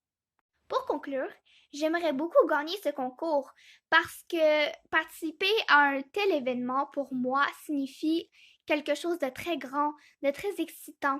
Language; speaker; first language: French; early bilingual, other home language; Chinese